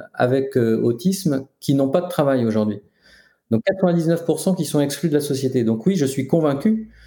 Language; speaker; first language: French; native; French